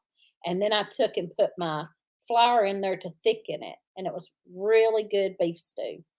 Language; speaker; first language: English; native; English